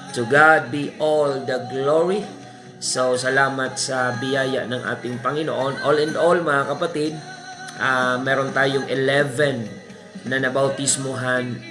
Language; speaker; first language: Filipino; non-native, local second language; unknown